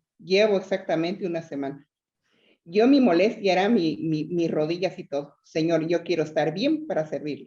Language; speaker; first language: Spanish; native; Spanish